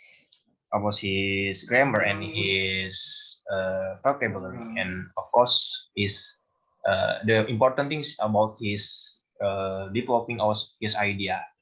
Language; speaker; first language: English; non-native, learner; Indonesian